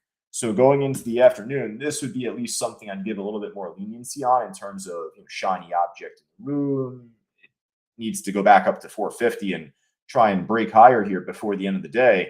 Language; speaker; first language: English; native; English